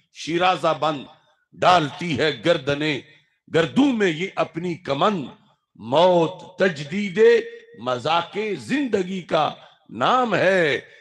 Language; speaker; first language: Urdu; non-native, local second language; Punjabi